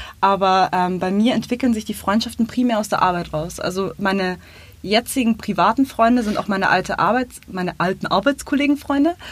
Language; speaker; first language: German; native; German